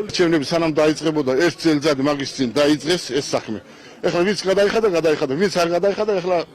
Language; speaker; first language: Georgian; non-native, local second language; Azerbaijani